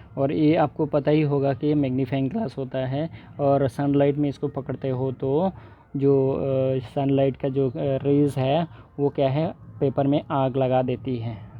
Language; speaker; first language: Hindi; non-native, local second language; Bangla